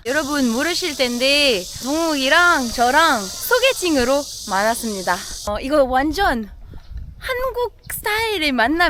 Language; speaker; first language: Korean; non-native, fluent; French